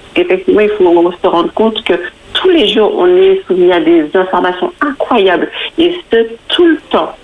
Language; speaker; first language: French; native; French